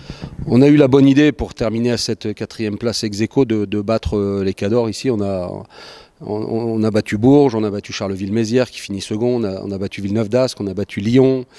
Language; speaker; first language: French; native; French